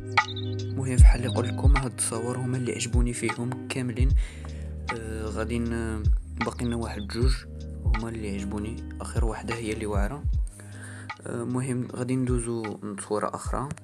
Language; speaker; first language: Arabic; native; Arabic